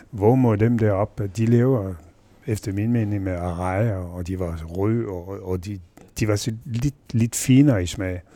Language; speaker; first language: Danish; non-native, fluent; French